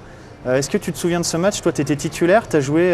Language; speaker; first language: French; native; French